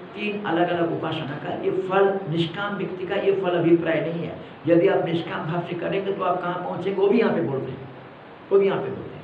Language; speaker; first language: Hindi; non-native, local second language; Malayalam